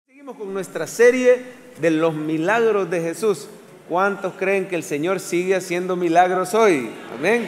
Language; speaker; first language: Spanish; native; Spanish